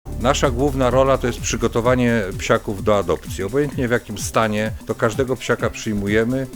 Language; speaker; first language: Polish; native; Polish